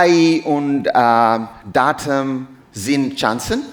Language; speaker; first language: German; non-native, learner; English